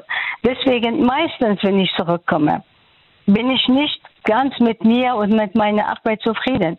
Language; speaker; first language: German; non-native, fluent; Persian